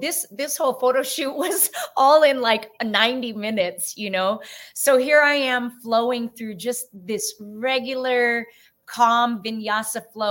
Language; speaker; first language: English; native; English